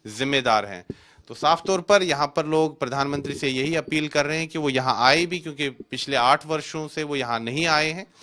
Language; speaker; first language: Hindi; native; Hindi